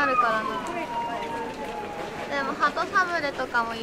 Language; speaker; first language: Japanese; native; Japanese